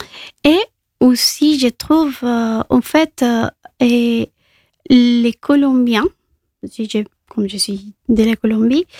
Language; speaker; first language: French; non-native, fluent; Spanish